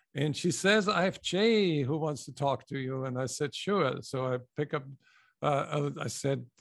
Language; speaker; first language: English; non-native, fluent; German